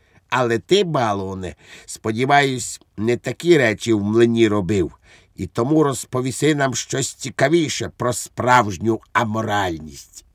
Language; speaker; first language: Ukrainian; native; Ukrainian